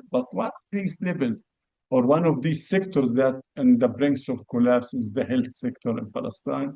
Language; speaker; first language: English; non-native, fluent; Arabic